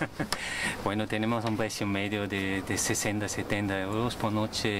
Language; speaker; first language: Spanish; non-native, learner; German